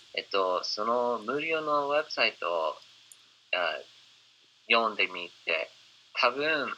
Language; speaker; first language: Japanese; non-native, fluent; English